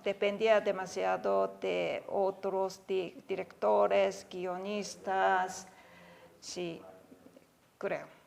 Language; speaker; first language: Spanish; non-native, fluent; Japanese